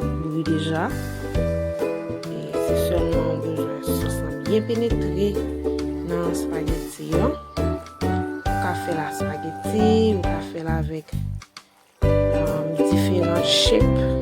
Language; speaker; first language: French; non-native, learner; Haitian Creole